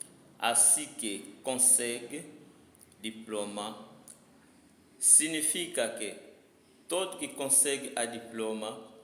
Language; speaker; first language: Portuguese; non-native, learner; Lingala